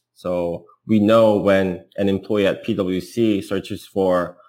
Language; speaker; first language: English; non-native, fluent; Korean